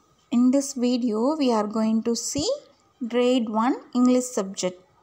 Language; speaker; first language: English; non-native, local second language; Tamil